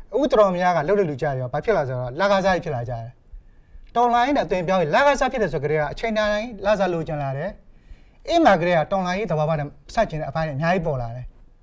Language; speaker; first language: Burmese; native; Burmese